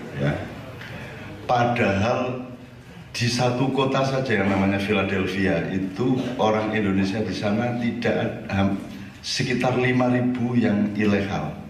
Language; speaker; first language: Indonesian; native; Indonesian